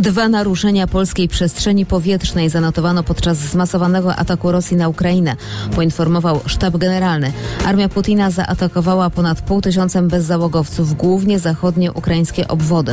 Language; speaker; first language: Polish; native; Polish